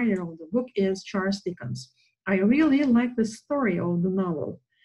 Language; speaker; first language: English; non-native, fluent; Turkish